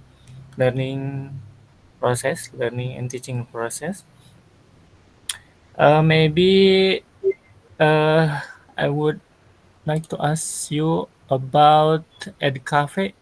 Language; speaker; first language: English; non-native, learner; Sundanese